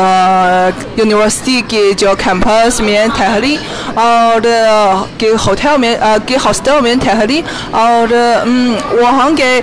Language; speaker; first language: Hindi; non-native, fluent; Chinese